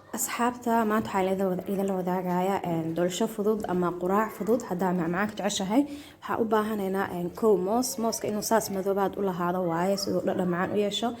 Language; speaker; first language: Somali; early bilingual, heritage; Somali